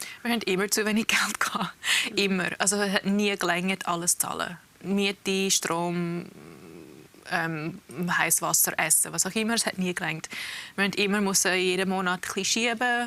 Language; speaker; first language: German; early bilingual, heritage; English